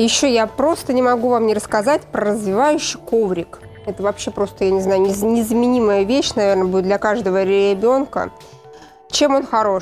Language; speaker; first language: Russian; native; Russian